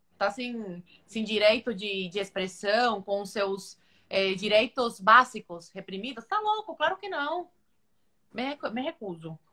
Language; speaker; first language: Portuguese; non-native, fluent; Spanish